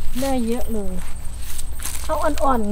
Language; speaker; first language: Thai; non-native, local second language; Northeastern Thai